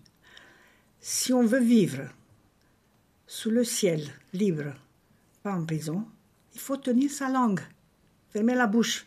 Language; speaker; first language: French; non-native, fluent; Romanian